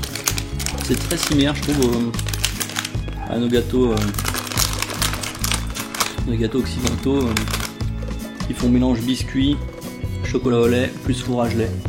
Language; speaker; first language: French; native; French